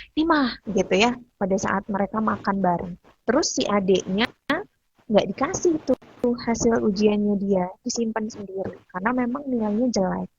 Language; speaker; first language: Indonesian; native; Indonesian